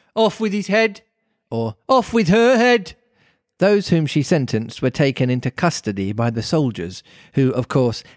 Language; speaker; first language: English; native; English